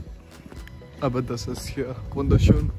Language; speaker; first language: German; non-native, fluent; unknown